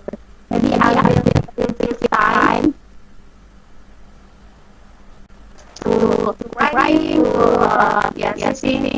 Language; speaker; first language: English; non-native, learner; Indonesian